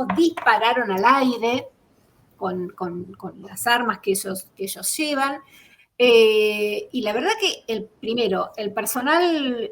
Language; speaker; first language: Spanish; native; Spanish